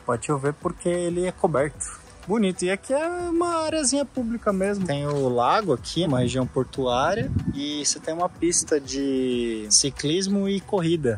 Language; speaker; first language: Portuguese; native; Portuguese